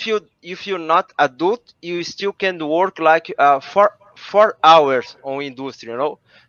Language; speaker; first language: English; non-native, learner; Portuguese